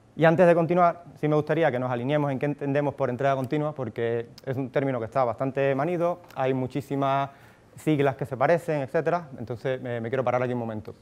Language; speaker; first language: Spanish; native; Spanish